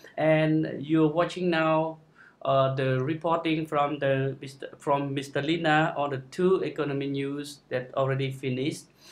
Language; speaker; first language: English; non-native, fluent; Khmer